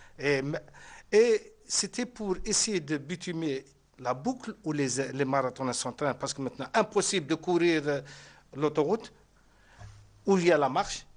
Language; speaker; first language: French; non-native, local second language; Arabic